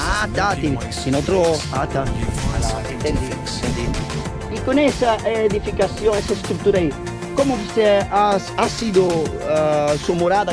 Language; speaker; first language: Portuguese; non-native, learner; Spanish